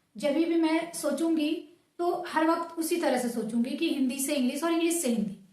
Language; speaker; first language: Hindi; native; Hindi